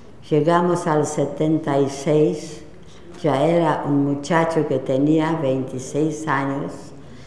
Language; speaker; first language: Spanish; non-native, fluent; Polish